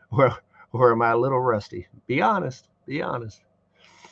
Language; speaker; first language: English; native; English